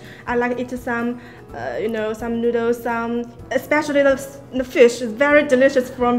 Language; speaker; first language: English; non-native, learner; Chinese